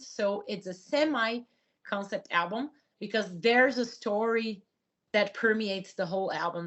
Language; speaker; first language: English; non-native, fluent; Portuguese